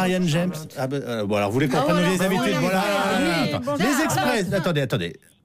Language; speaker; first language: French; native; French